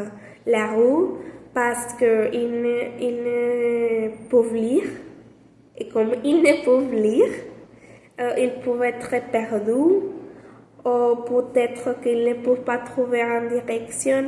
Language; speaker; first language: French; non-native, learner; Spanish